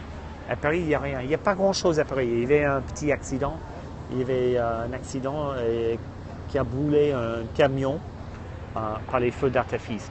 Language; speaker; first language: French; non-native, fluent; English